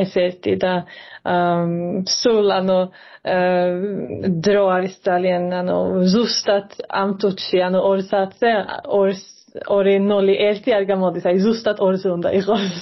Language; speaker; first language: Georgian; early bilingual, heritage; Georgian